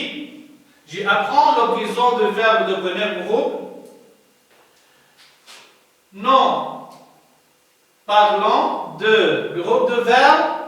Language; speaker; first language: French; non-native, learner; Arabic